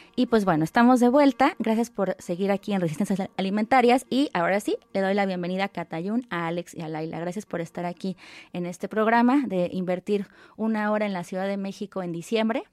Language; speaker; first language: Spanish; native; Spanish